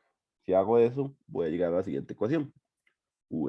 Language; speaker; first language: Spanish; native; Spanish